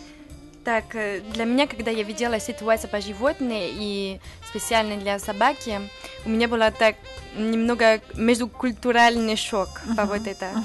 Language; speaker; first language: Russian; non-native, learner; French